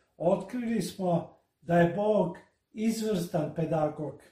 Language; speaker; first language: Serbian; native; Serbian